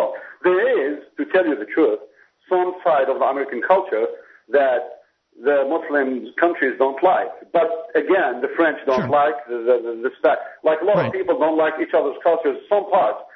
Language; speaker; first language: English; non-native, fluent; Berber languages